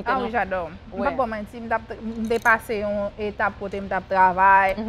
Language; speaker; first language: French; non-native, local second language; Haitian Creole